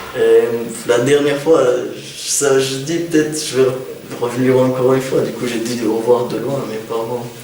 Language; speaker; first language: French; non-native, fluent; Kurdish